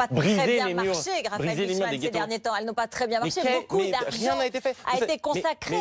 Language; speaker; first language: French; native; French